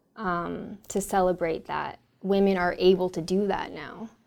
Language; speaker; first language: English; native; English